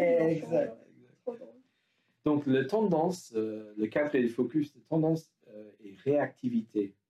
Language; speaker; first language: French; non-native, learner; English